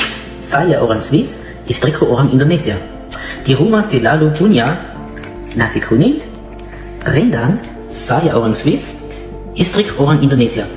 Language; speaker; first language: Indonesian; non-native, learner; German